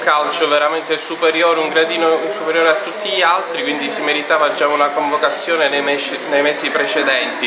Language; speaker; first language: Italian; native; Italian